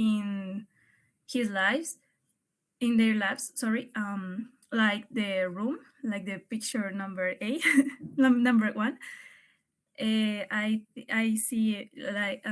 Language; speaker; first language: English; non-native, learner; Spanish